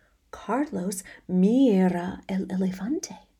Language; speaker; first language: Spanish; non-native, fluent; English